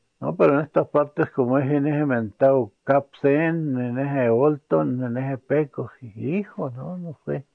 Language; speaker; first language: Spanish; native; Spanish